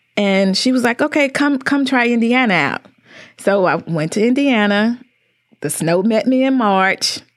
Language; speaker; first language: English; native; English